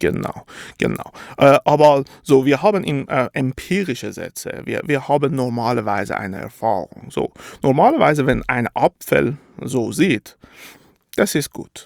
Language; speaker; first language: German; non-native, fluent; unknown